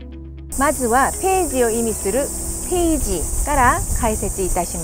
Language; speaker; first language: Japanese; non-native, fluent; Korean